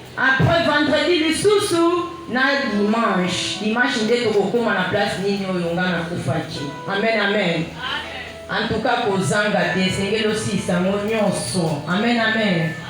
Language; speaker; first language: Lingala; native; Lingala